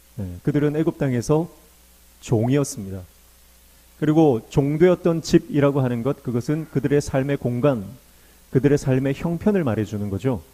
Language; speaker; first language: Korean; native; Korean